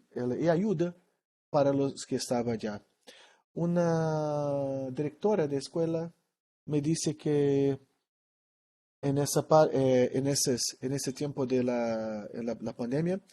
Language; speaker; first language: Spanish; non-native, learner; Portuguese